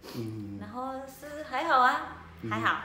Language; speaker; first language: Chinese; non-native, learner; Filipino